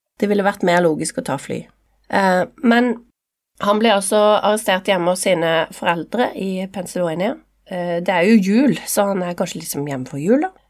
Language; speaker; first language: Norwegian; native; Norwegian